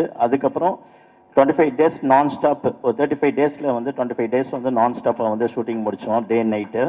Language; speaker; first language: Tamil; native; Tamil